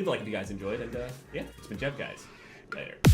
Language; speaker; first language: English; native; English